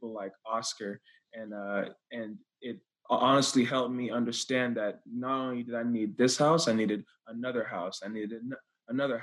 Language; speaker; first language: English; native; English